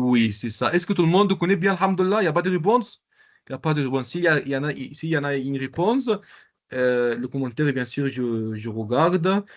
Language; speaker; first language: French; non-native, fluent; Arabic